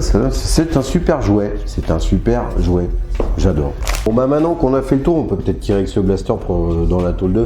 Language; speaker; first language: French; native; French